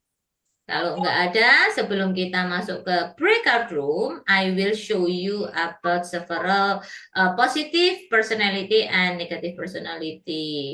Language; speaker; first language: English; non-native, learner; Indonesian